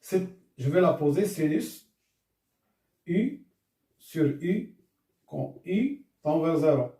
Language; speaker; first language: French; non-native, local second language; Arabic